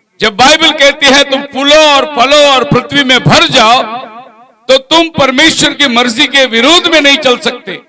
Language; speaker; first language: Hindi; non-native, local second language; Tamil